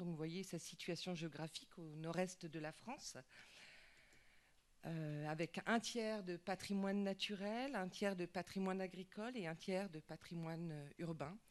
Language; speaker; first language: French; native; French